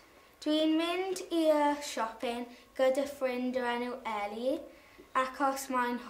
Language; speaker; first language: Welsh; non-native, learner; English